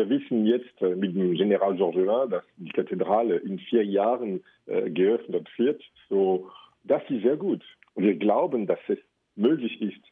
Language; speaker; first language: German; non-native, fluent; French